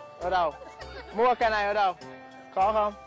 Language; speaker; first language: Vietnamese; non-native, learner; English